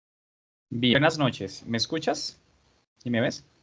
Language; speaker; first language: Spanish; native; Spanish